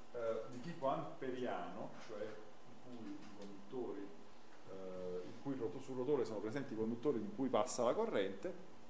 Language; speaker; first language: Italian; native; Italian